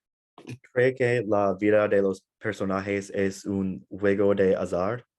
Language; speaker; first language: Spanish; non-native, learner; English